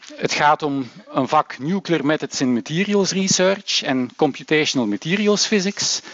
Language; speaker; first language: Dutch; native; Dutch